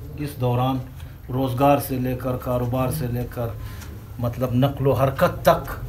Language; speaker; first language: Urdu; non-native, local second language; Hazaragi